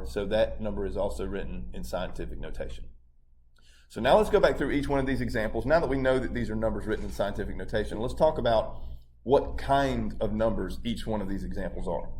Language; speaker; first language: English; native; English